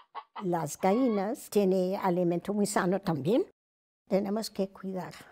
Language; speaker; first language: Spanish; non-native, fluent; English